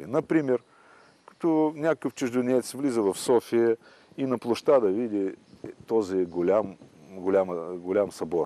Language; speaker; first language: Bulgarian; non-native, fluent; Russian